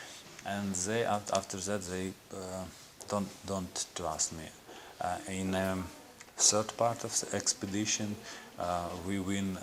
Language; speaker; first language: English; non-native, learner; Ukrainian